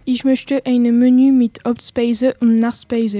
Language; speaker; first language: German; non-native, learner; French